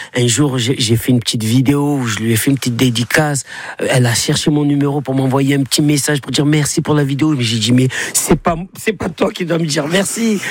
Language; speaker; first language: French; native; French